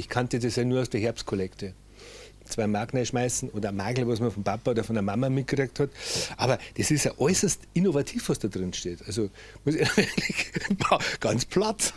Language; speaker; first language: German; native; German